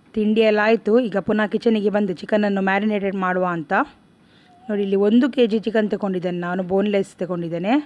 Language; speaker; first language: Kannada; non-native, local second language; Tulu